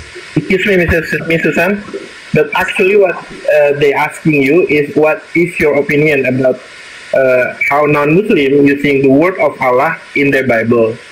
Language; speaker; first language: English; non-native, learner; Indonesian